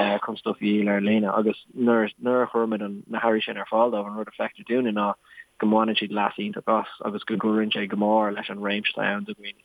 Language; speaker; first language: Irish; non-native, local second language; English